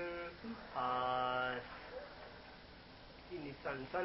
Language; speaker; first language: Japanese; non-native, learner; Indonesian